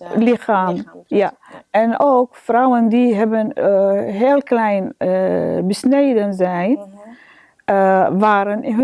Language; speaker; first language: Dutch; non-native, learner; Arabic